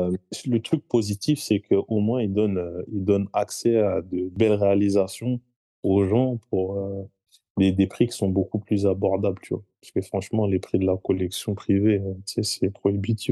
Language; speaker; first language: French; native; French